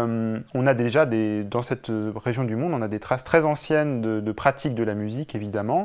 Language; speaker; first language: French; native; French